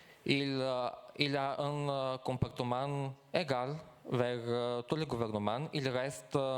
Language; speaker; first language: French; non-native, fluent; Bulgarian